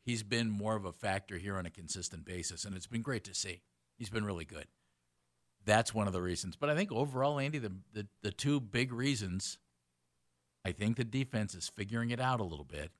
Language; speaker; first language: English; native; English